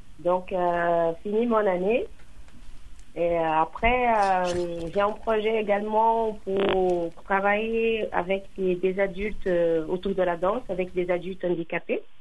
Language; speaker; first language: French; non-native, fluent; Portuguese